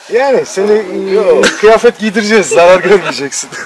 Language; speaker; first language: Turkish; native; Turkish